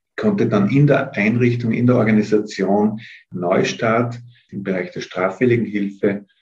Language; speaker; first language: German; native; German